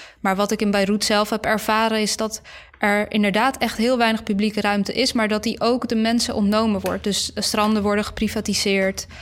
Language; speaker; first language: Dutch; early bilingual, other home language; Bosnian